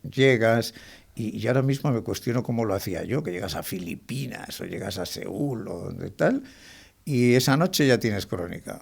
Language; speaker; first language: Spanish; native; Spanish